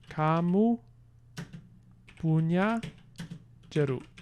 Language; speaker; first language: Indonesian; non-native, learner; English